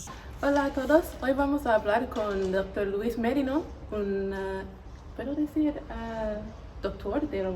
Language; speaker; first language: Spanish; non-native, learner; English